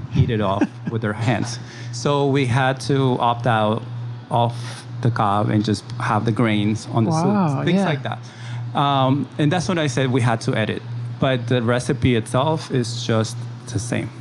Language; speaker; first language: English; early bilingual, other home language; Spanish